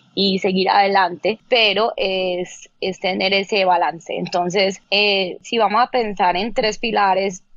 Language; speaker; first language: Spanish; native; Spanish